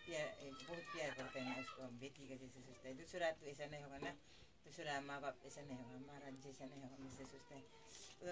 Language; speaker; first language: Hindi; non-native, local second language; Adi